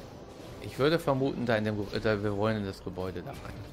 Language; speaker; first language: German; native; German